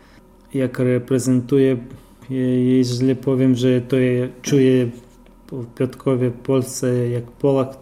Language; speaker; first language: Polish; non-native, fluent; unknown